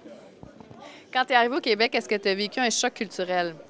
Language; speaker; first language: French; native; French